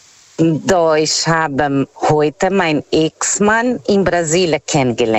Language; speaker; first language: German; non-native, fluent; Portuguese